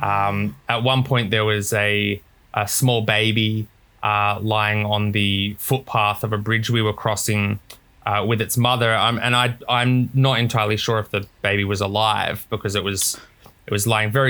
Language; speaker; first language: English; native; English